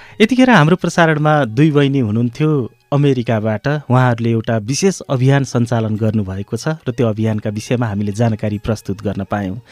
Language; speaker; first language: Nepali; native; Nepali